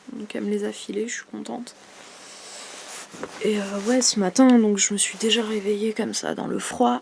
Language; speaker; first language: French; native; French